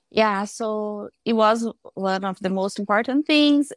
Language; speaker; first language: English; non-native, fluent; Portuguese